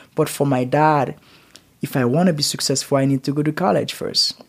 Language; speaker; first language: English; non-native, learner; Haitian Creole